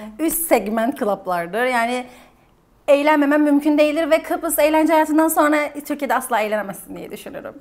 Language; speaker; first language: Turkish; native; Turkish